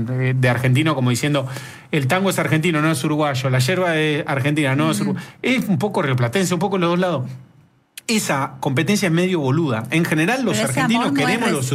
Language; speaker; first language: Spanish; native; Spanish